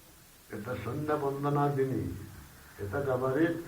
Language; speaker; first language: Russian; non-native, learner; Bangla